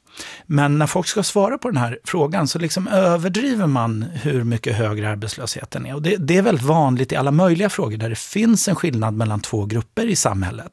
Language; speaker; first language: Swedish; native; Swedish